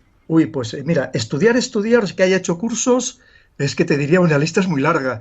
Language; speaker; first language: Spanish; native; Spanish